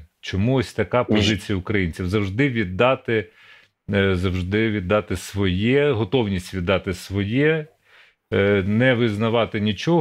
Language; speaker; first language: Ukrainian; native; Ukrainian